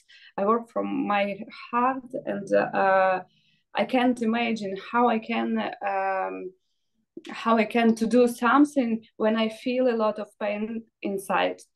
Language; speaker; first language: English; non-native, learner; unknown